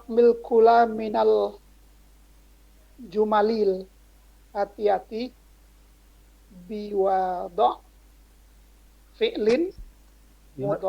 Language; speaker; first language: Arabic; non-native, learner; Indonesian